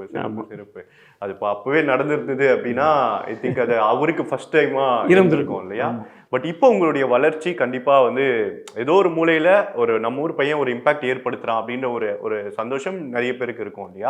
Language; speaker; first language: Tamil; native; Tamil